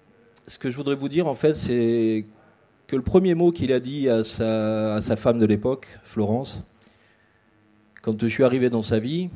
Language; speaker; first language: French; native; French